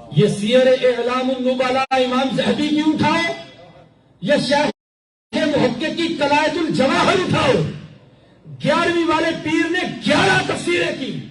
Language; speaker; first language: Urdu; non-native, local second language; Punjabi